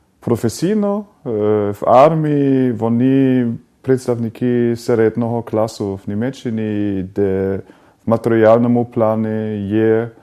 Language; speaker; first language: Ukrainian; non-native, fluent; German